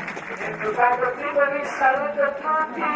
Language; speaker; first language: Italian; non-native, learner; Croatian